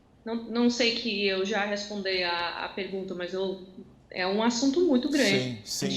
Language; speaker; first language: Portuguese; non-native, fluent; Dutch